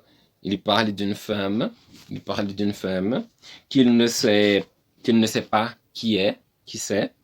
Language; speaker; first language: French; non-native, learner; Portuguese